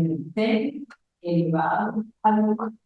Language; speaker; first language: Spanish; native; Spanish